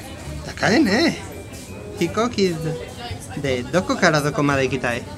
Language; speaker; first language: Japanese; non-native, learner; Spanish